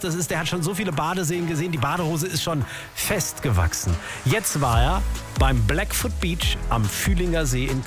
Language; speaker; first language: German; native; German